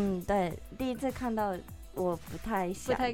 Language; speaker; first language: Chinese; non-native, fluent; Japanese